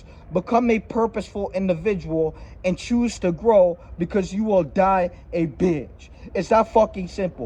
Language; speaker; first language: English; native; English